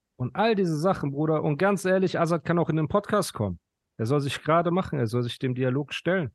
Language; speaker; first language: German; early bilingual, other home language; Persian